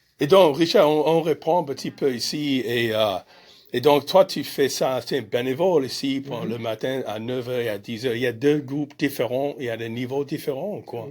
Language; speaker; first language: French; non-native, fluent; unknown